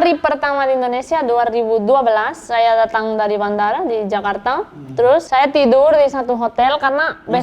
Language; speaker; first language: Indonesian; non-native, fluent; Spanish